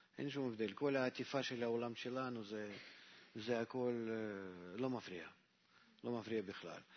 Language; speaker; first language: Hebrew; non-native, fluent; Russian